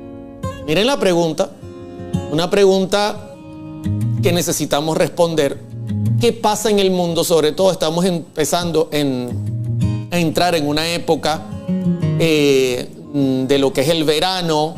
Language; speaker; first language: Spanish; native; Spanish